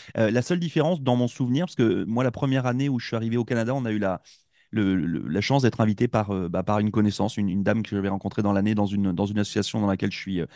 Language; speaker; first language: French; native; French